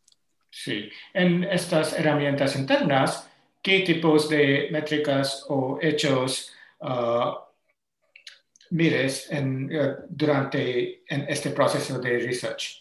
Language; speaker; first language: Spanish; non-native, learner; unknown